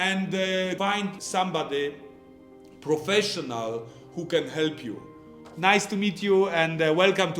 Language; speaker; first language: English; non-native, fluent; Polish